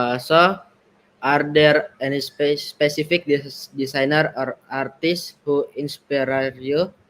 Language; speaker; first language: English; non-native, learner; Indonesian